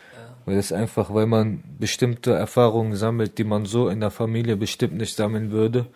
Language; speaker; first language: German; early bilingual, other home language; Arabic